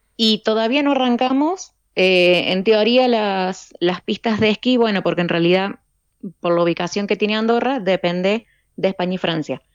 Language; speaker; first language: Spanish; native; Spanish